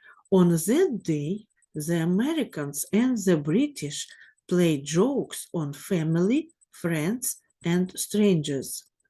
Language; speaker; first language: English; non-native, fluent; Ukrainian